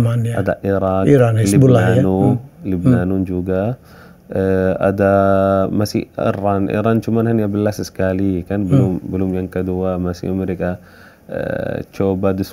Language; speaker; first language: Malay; non-native, fluent; Arabic